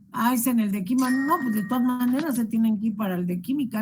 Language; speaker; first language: Spanish; native; Spanish